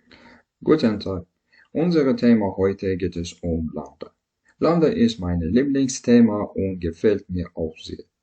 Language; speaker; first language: German; non-native, learner; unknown